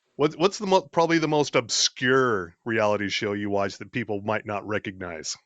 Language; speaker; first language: English; native; English